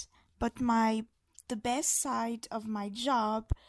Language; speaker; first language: English; non-native, fluent; Malagasy